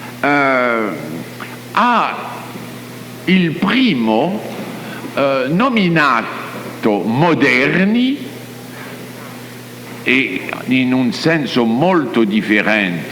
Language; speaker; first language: Italian; non-native, fluent; French